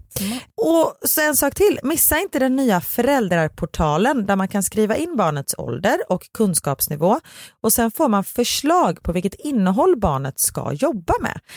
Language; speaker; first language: Swedish; native; Swedish